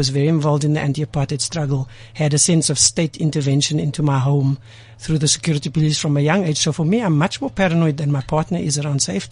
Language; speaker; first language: English; native; English